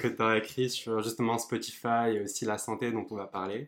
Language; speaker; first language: French; native; French